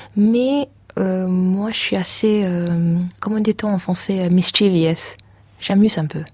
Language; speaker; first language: French; non-native, fluent; English